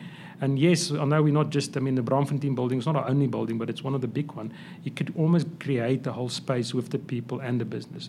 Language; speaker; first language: English; non-native, local second language; Afrikaans